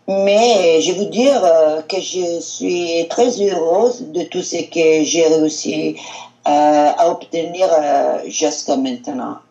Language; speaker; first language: French; non-native, learner; Italian